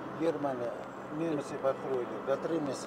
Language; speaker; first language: Russian; non-native, local second language; Uzbek